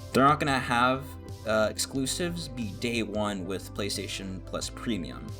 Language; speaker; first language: English; native; English